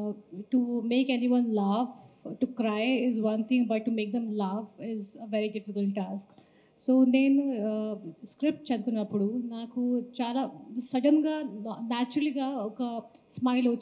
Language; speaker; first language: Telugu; non-native, fluent; Hindi